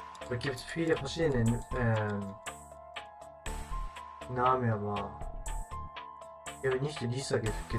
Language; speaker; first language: German; non-native, learner; Japanese